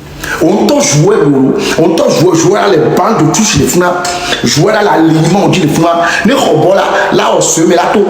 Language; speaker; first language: French; non-native, local second language; Ewe